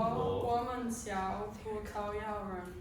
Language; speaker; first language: Chinese; non-native, learner; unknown